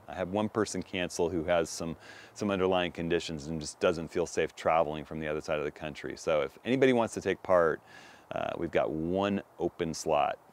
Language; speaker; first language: English; native; English